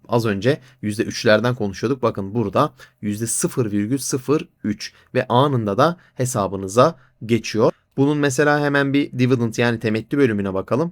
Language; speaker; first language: Turkish; native; Turkish